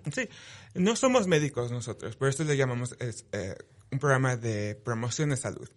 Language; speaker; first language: Spanish; early bilingual, heritage; Spanish